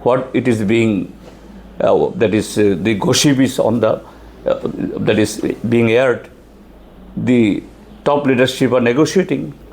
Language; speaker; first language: English; non-native, local second language; Bangla